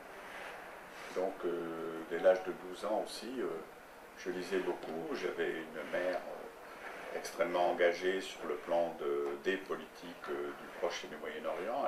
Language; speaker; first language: French; native; French